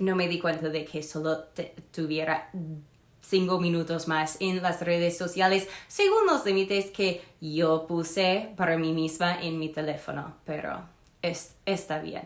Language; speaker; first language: Spanish; non-native, fluent; English